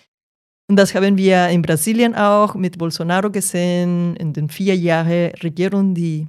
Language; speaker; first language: German; non-native, fluent; Portuguese